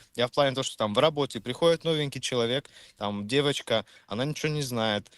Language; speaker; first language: Russian; early bilingual, heritage; Czech